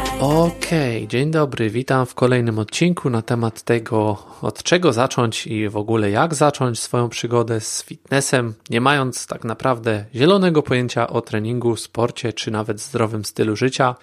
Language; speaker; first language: Polish; native; Polish